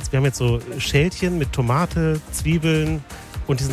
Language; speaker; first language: German; native; German